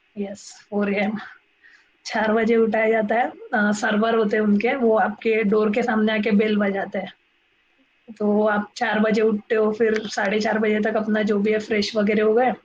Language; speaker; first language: Hindi; non-native, local second language; Marathi